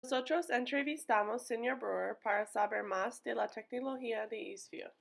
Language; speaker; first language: Spanish; non-native, learner; English